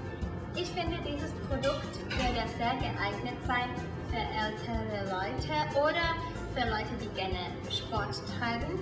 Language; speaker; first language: German; non-native, fluent; Thai